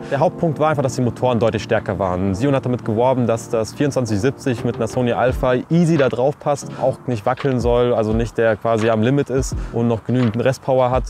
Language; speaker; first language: German; early bilingual, other home language; Russian